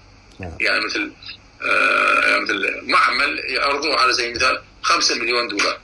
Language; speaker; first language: Arabic; native; Arabic